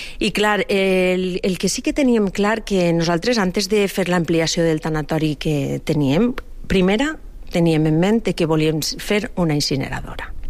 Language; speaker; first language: Catalan; native; Catalan